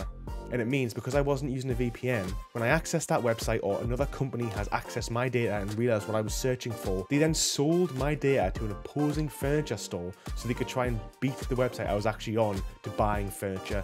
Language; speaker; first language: English; native; English